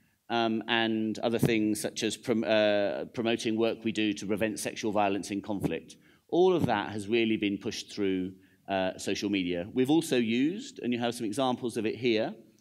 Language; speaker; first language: English; native; English